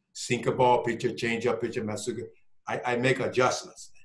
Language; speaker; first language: English; native; English